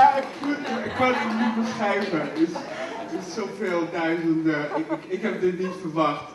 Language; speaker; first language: Dutch; non-native, fluent; Portuguese